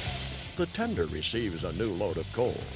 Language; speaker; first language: English; native; English